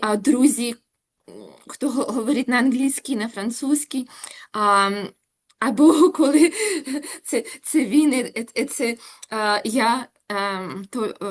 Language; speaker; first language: Ukrainian; non-native, local second language; Russian